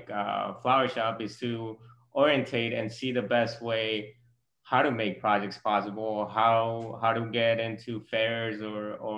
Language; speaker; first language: English; non-native, fluent; Spanish